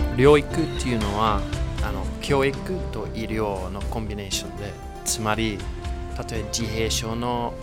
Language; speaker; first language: Japanese; non-native, fluent; English